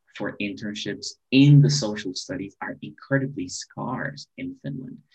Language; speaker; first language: English; non-native, fluent; Spanish